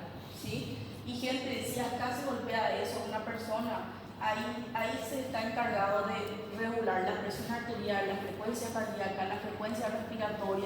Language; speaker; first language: Spanish; native; Spanish